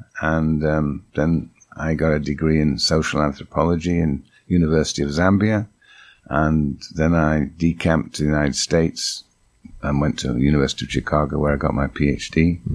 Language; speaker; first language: English; native; English